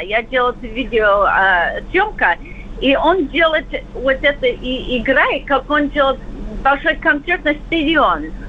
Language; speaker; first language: Russian; non-native, learner; English